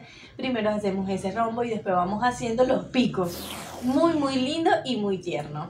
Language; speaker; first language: Spanish; native; Spanish